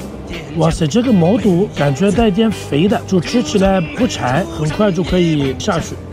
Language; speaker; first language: Chinese; non-native, fluent; Arabic